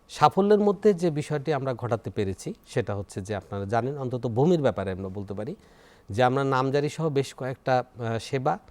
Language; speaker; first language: Bangla; native; Bangla